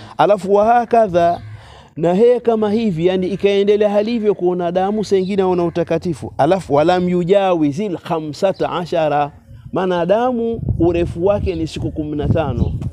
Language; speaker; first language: Swahili; native; Swahili